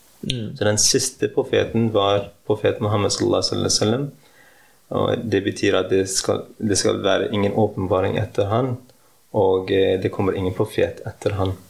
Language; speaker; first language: Norwegian; early bilingual, heritage; Norwegian